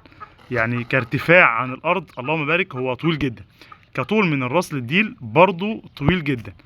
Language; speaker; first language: Arabic; native; Arabic